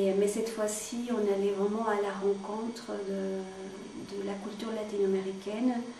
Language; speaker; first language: French; non-native, fluent; Spanish